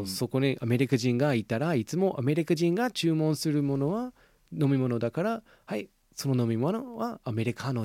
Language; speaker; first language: Japanese; non-native, fluent; English